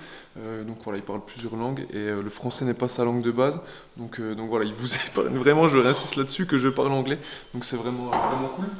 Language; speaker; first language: French; native; French